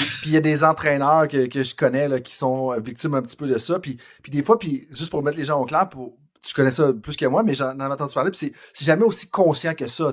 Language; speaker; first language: French; native; French